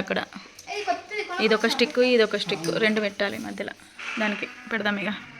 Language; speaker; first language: Telugu; native; Telugu